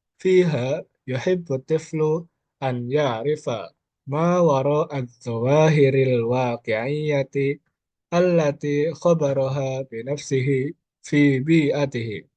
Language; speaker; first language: Arabic; non-native, learner; Indonesian